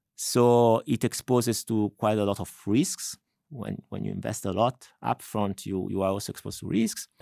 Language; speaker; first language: English; non-native, fluent; Italian